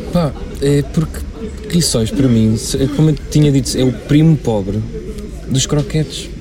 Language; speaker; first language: Portuguese; native; Portuguese